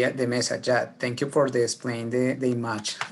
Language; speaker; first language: English; non-native, learner; Spanish